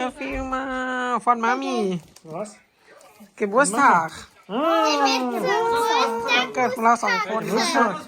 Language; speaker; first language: German; non-native, learner; Thai